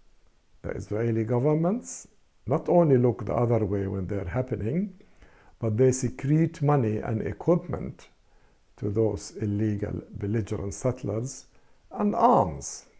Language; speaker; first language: English; non-native, fluent; Arabic